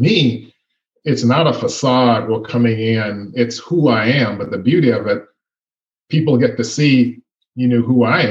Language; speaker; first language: English; native; English